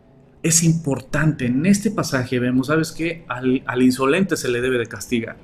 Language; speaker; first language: Spanish; native; Spanish